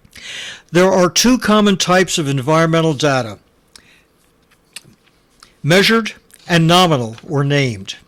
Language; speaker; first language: English; native; English